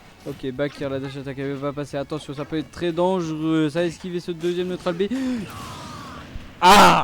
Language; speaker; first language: French; native; French